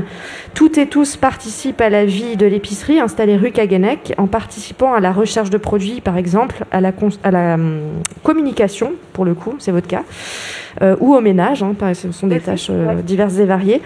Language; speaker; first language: French; native; French